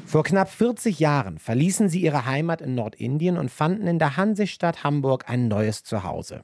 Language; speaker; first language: German; native; German